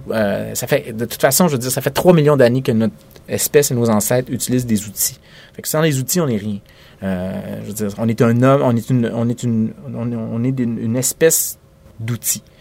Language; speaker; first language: French; native; French